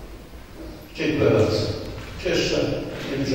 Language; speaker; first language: Polish; native; Polish